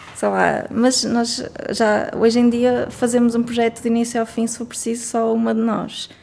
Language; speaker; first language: Portuguese; native; Portuguese